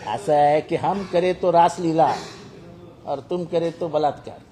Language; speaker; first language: Hindi; non-native, local second language; Marathi